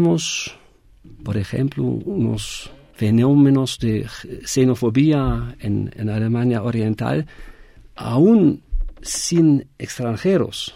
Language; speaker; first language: Spanish; non-native, fluent; German